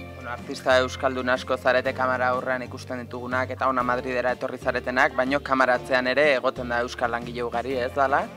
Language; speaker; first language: Basque; native; Basque